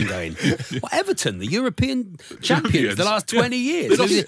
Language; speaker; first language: English; native; English